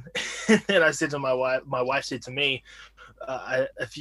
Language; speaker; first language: English; native; English